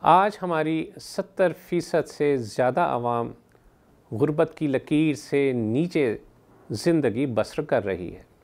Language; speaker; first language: Urdu; native; Urdu